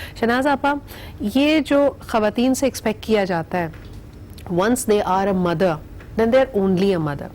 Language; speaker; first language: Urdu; native; Urdu